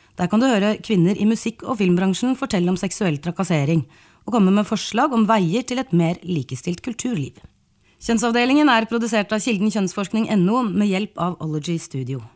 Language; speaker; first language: Norwegian; native; Norwegian